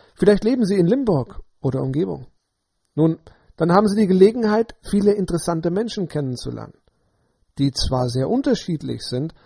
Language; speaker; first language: German; native; German